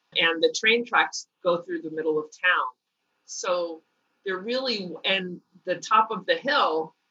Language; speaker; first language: English; native; English